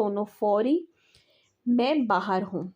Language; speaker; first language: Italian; non-native, learner; Urdu